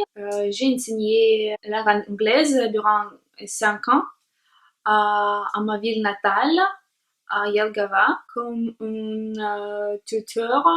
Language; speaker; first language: French; non-native, learner; Russian